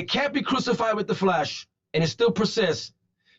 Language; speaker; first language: English; native; English